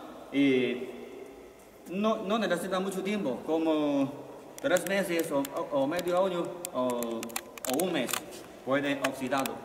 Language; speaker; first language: Spanish; non-native, learner; Chinese